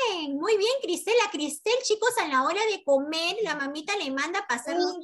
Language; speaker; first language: Spanish; native; Spanish